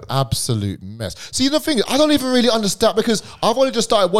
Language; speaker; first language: English; native; English